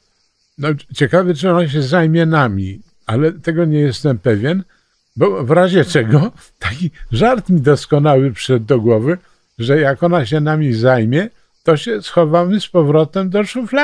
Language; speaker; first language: Polish; native; Polish